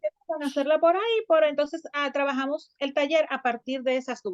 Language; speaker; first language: Spanish; native; Spanish